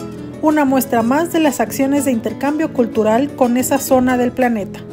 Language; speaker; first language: Spanish; native; Spanish